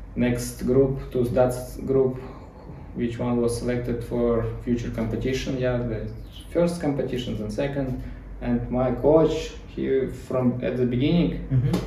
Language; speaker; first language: English; non-native, learner; Ukrainian